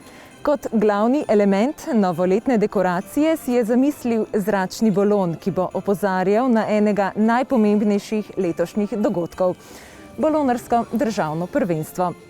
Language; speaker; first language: Slovenian; native; Slovenian